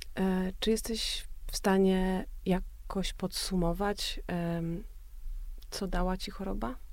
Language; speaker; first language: Polish; native; Polish